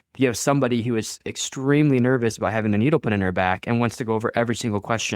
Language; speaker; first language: English; native; English